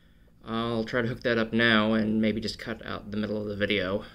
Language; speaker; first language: English; native; English